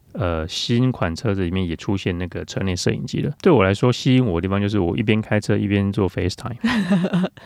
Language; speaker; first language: Chinese; native; Chinese